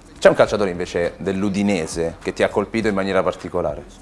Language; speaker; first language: Italian; native; Italian